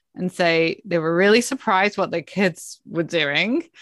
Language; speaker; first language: English; native; English